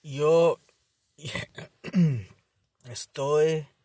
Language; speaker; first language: Spanish; non-native, learner; Bangla